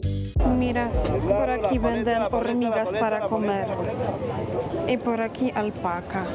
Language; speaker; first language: Spanish; non-native, fluent; Polish